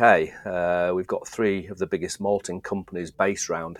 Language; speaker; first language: English; native; English